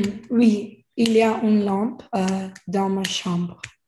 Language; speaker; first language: French; non-native, learner; English